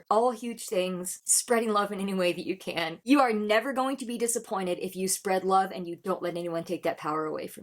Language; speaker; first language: English; native; English